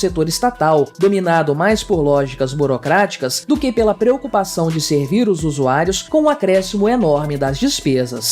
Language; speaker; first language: Portuguese; native; Portuguese